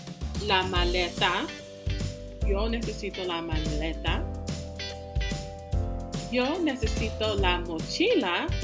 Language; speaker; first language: Spanish; non-native, fluent; English